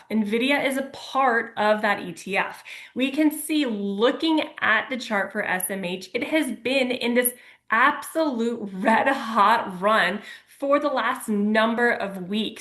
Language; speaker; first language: English; native; English